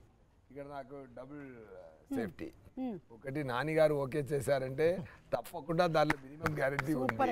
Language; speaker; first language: Telugu; non-native, fluent; Tamil